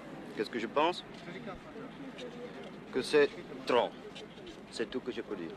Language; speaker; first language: French; non-native, learner; Czech